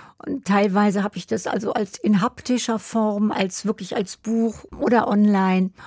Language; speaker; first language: German; native; German